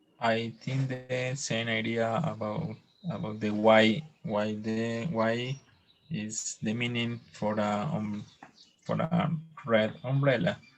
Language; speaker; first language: English; non-native, learner; Spanish